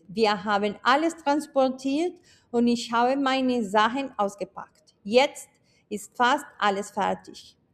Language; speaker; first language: German; non-native, fluent; Spanish